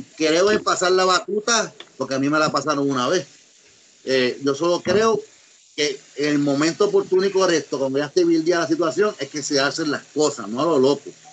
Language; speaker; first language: Spanish; native; Spanish